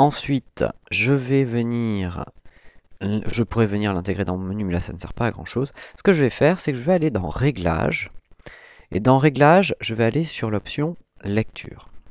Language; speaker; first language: French; native; French